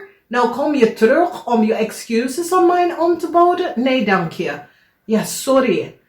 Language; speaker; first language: Dutch; non-native, learner; English